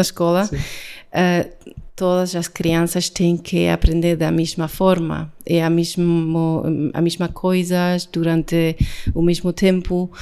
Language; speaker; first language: Portuguese; non-native, learner; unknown